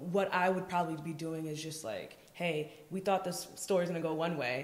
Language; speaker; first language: English; native; English